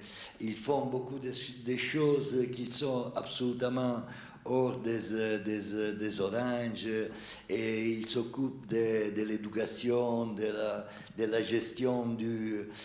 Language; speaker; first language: French; non-native, fluent; Italian